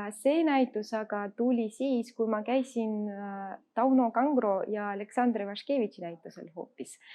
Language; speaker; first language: Estonian; non-native, local second language; Russian